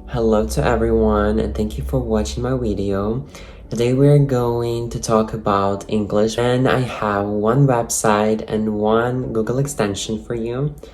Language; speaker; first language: English; non-native, fluent; Ukrainian